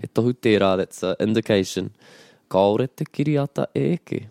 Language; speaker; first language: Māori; non-native, local second language; English